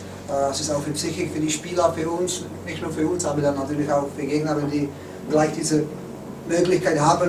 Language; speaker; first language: German; non-native, fluent; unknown